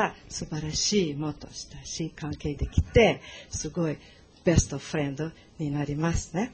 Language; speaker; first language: Japanese; non-native, learner; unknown